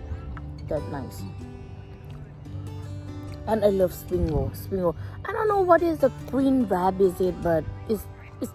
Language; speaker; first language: English; non-native, learner; Thai